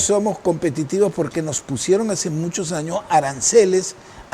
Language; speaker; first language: Spanish; native; Spanish